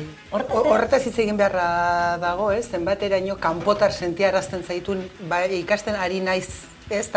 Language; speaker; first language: Basque; native; Basque